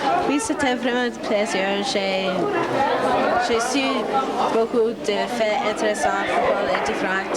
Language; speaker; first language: French; non-native, local second language; English